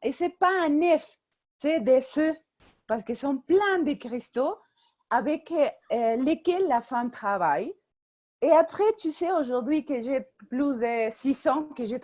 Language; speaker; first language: French; non-native, fluent; Spanish